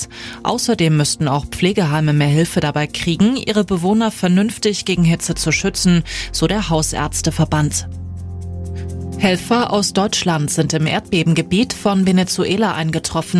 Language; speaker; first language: German; native; German